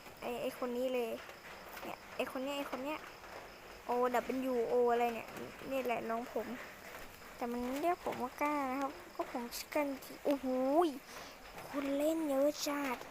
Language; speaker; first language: Thai; native; Thai